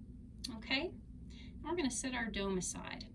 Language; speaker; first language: English; native; English